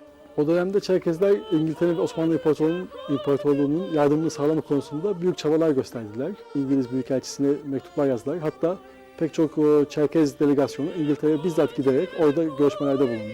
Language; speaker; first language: Turkish; native; Turkish